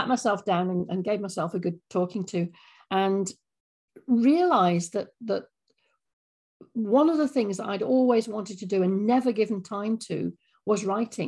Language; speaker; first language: English; native; English